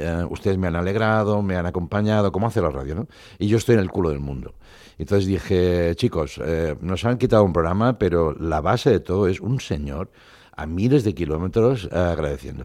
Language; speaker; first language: Spanish; non-native, local second language; Catalan